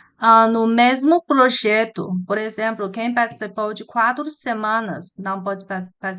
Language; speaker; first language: Portuguese; non-native, learner; Chinese